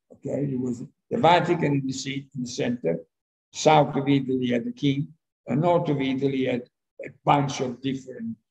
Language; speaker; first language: English; non-native, fluent; Italian